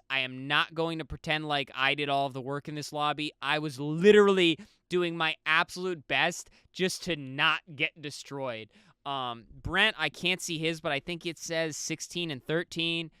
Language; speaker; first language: English; native; English